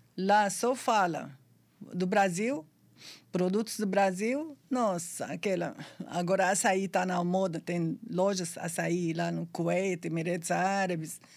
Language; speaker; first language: Portuguese; non-native, fluent; Arabic